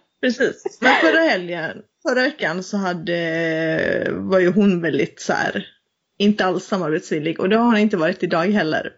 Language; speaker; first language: Swedish; native; Swedish